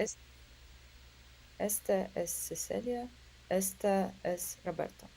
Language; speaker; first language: Spanish; non-native, learner; Russian